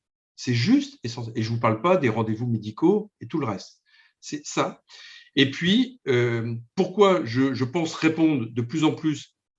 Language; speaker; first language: French; native; French